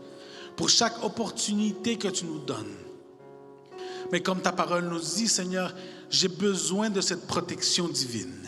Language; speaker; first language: French; non-native, fluent; Spanish